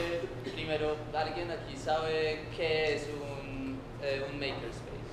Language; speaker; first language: Spanish; native; Spanish